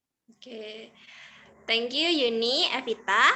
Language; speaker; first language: English; non-native, learner; Indonesian